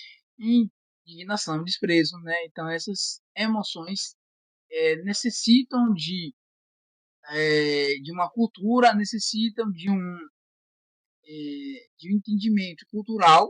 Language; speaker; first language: Portuguese; native; Portuguese